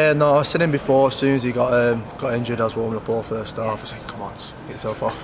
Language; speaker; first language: English; native; English